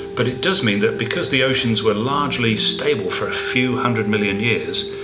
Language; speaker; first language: English; native; English